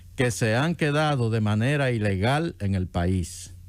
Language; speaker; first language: Spanish; native; Spanish